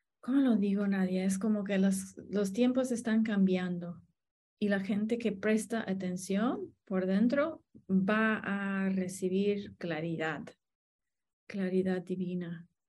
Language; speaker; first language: Spanish; non-native, fluent; English